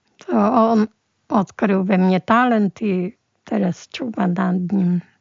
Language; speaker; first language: Polish; early bilingual, other home language; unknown